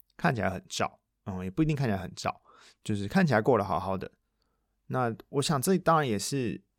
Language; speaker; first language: Chinese; non-native, local second language; Min Nan Chinese